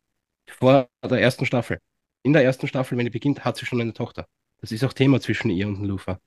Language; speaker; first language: German; native; German